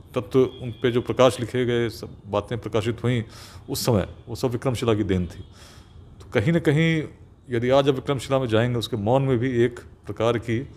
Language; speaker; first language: Hindi; native; Hindi